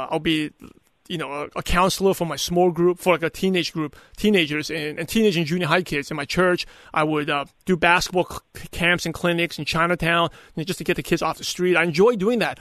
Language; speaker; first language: English; native; English